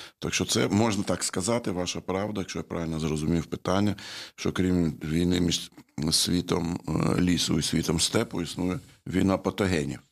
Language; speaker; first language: Ukrainian; native; Ukrainian